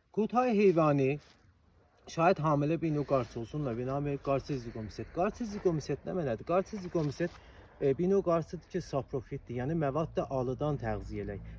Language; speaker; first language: Azerbaijani; native; Azerbaijani